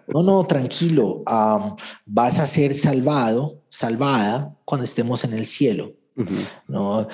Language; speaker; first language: Spanish; native; Spanish